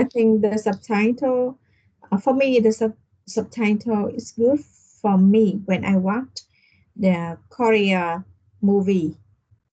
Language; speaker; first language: English; non-native, learner; Vietnamese